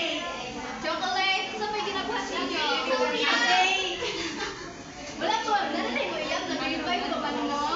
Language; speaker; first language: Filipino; non-native, local second language; Cebuano